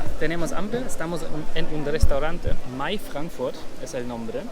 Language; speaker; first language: Spanish; non-native, learner; German